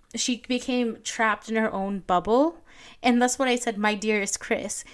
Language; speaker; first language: English; non-native, local second language; Filipino